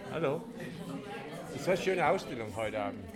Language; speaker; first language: German; non-native, learner; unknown